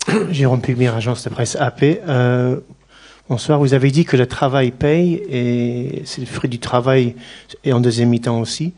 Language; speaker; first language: French; native; French